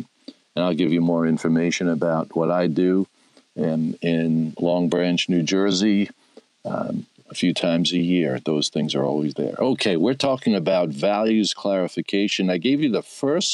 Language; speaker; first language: English; native; English